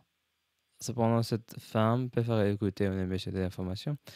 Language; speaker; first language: French; non-native, learner; English